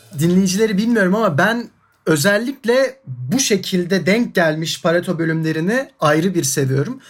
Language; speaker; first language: Turkish; native; Turkish